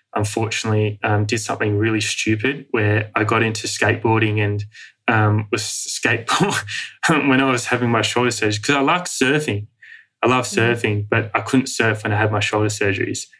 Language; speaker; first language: English; native; English